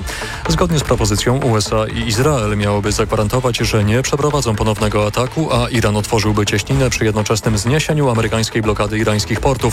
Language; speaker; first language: Polish; native; Polish